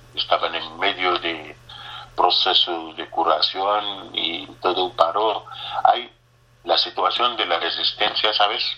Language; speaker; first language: Spanish; non-native, fluent; Arabic